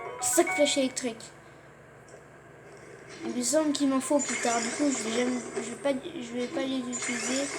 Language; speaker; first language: French; native; French